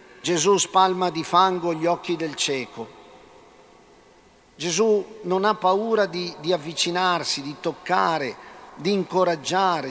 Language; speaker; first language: Italian; native; Italian